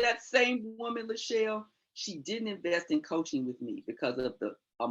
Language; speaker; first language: English; native; English